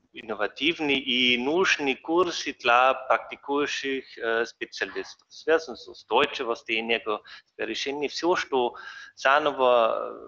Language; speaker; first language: Russian; non-native, learner; German